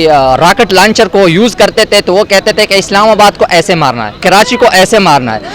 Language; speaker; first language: Hindi; non-native, local second language; Pashto